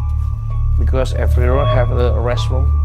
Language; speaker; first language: English; non-native, learner; Indonesian